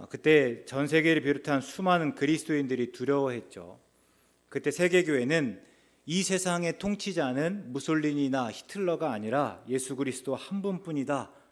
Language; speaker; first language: Korean; native; Korean